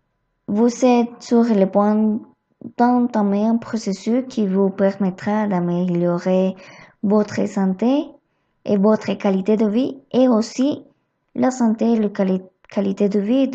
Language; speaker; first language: French; non-native, learner; Spanish